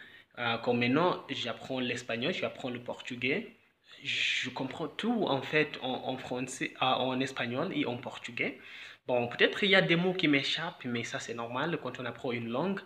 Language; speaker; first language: French; non-native, fluent; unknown